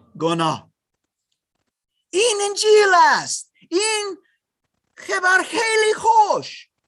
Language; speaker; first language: Persian; non-native, learner; German